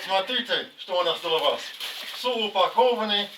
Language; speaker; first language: Russian; non-native, learner; English